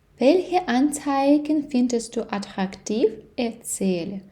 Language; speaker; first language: German; non-native, fluent; Ukrainian